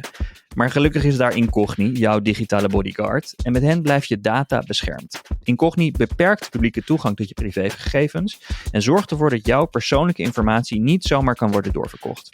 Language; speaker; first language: Dutch; native; Dutch